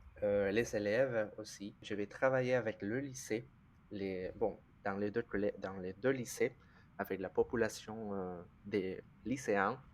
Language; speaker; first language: French; non-native, fluent; Spanish